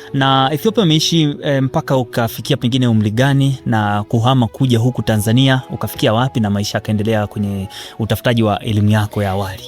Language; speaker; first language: Swahili; native; Swahili